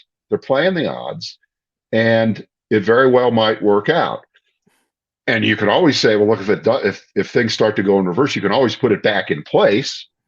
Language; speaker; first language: English; native; English